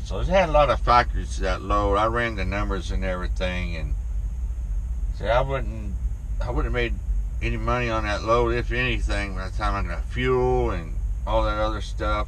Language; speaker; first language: English; native; English